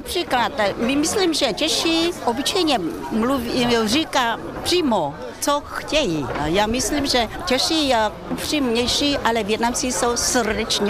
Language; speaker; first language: Czech; non-native, fluent; Vietnamese